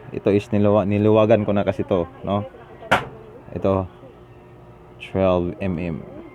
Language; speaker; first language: Filipino; non-native, local second language; Cebuano